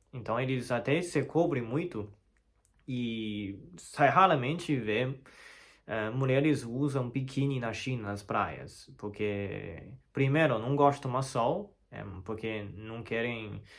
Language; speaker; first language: Portuguese; non-native, learner; Chinese